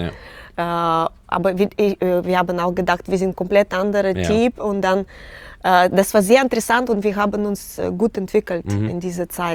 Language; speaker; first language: German; non-native, learner; Russian